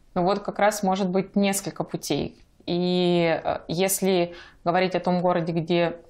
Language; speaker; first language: Russian; native; Russian